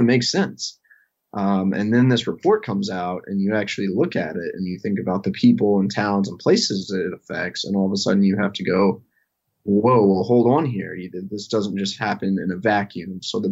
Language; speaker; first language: English; native; English